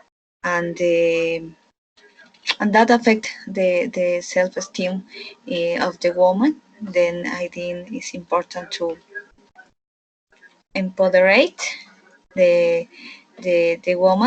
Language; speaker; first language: English; non-native, learner; Spanish